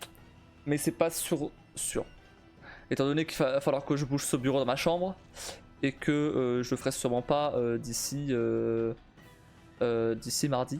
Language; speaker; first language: French; native; French